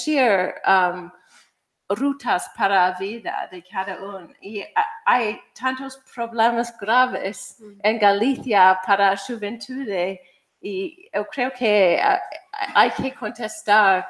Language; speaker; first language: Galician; non-native, fluent; English